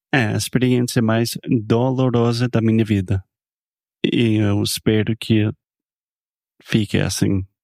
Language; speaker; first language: Portuguese; non-native, fluent; English